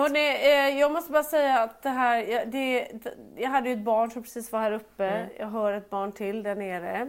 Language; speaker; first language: Swedish; native; Swedish